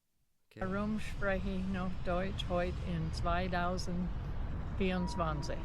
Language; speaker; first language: German; early bilingual, heritage; German